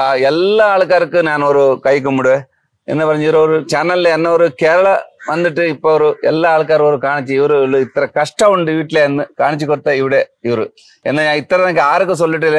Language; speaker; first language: Malayalam; non-native, learner; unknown